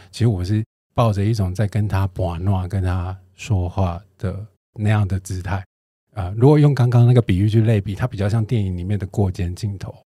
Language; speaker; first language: Chinese; native; Chinese